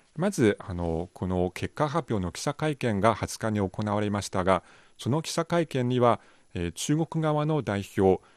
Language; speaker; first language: Japanese; non-native, fluent; Chinese